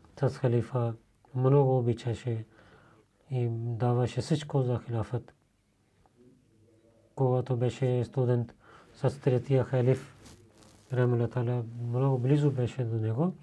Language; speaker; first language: Bulgarian; non-native, learner; Urdu